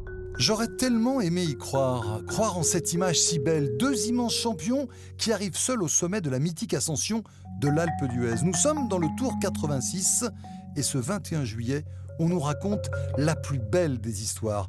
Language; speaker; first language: French; native; French